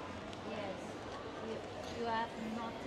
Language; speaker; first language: English; non-native, learner; Chinese